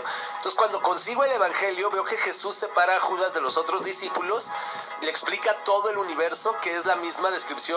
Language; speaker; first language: Spanish; native; Spanish